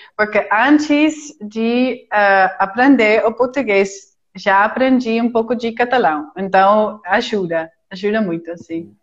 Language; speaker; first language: Portuguese; non-native, fluent; Dutch